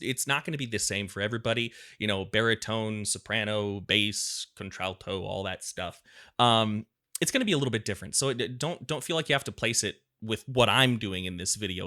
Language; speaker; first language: English; native; English